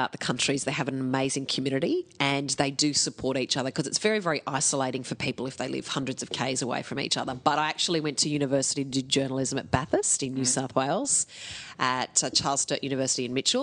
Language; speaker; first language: English; native; English